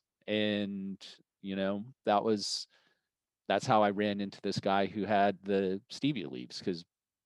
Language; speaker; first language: English; native; English